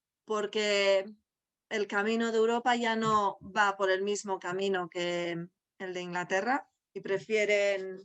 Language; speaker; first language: Spanish; non-native, local second language; Basque